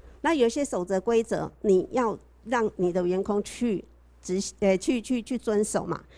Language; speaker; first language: Chinese; native; Chinese